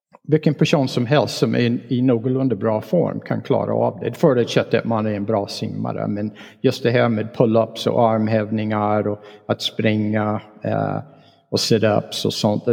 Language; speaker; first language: Swedish; non-native, fluent; English